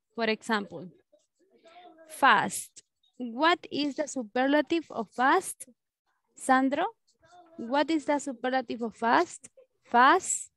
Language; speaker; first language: English; non-native, learner; Spanish